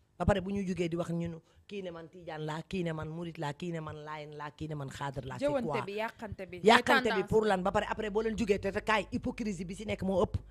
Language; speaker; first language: Wolof; native; Wolof